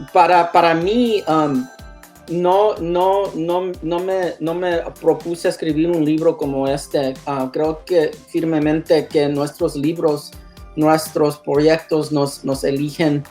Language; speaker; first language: Spanish; early bilingual, heritage; Spanish